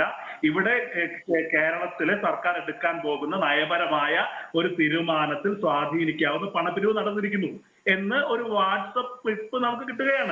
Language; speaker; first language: Malayalam; native; Malayalam